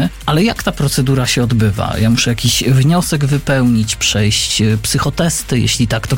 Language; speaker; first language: Polish; native; Polish